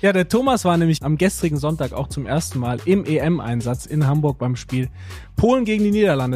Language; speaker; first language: German; native; German